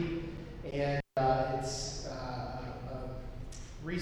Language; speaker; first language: English; native; English